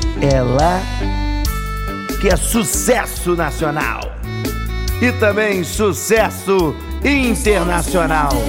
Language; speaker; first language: Portuguese; native; Portuguese